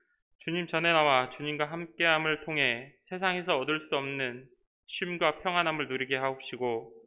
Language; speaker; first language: Korean; native; Korean